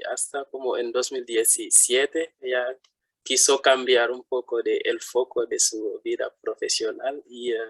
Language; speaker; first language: Spanish; non-native, fluent; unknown